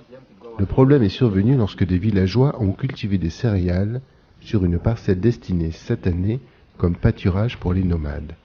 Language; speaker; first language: French; native; French